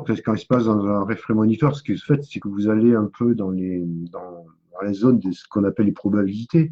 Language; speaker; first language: French; native; French